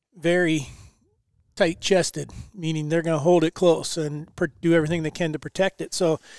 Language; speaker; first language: English; native; English